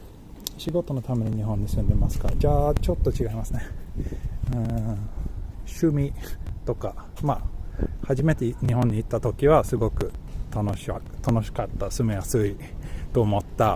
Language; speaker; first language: Japanese; non-native, learner; Swedish